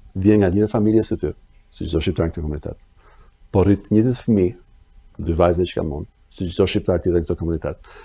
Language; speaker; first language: Albanian; early bilingual, other home language; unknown